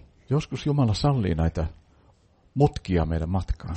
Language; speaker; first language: Finnish; native; Finnish